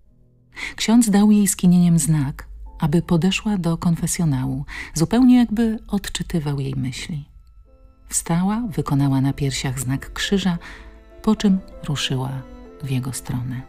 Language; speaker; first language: Polish; native; Polish